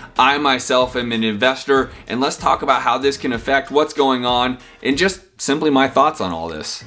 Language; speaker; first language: English; native; English